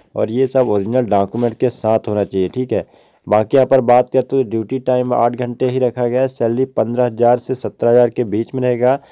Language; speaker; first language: Hindi; native; Hindi